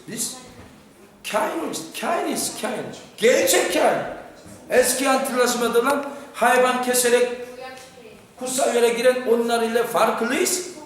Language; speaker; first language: Turkish; non-native, fluent; Korean